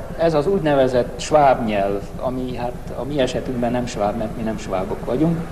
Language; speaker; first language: Hungarian; non-native, local second language; German